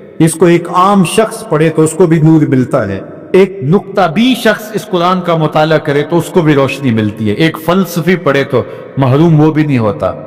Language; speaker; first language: Urdu; non-native, local second language; Punjabi